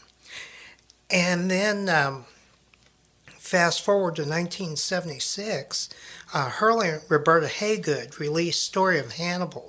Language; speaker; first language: English; native; English